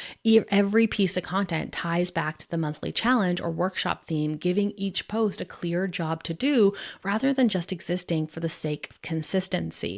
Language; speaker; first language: English; native; English